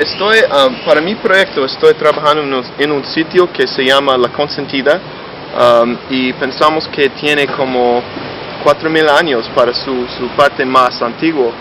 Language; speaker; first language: Spanish; non-native, fluent; English